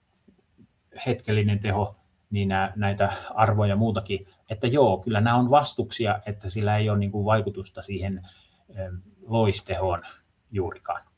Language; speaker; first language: Finnish; native; Finnish